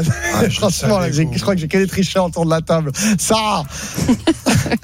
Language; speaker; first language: French; native; French